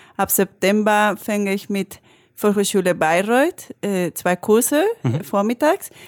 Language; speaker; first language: German; non-native, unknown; Spanish